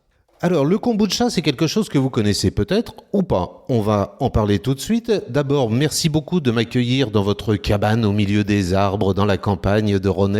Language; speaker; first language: French; native; French